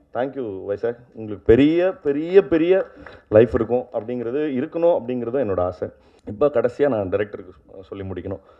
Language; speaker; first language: Tamil; native; Tamil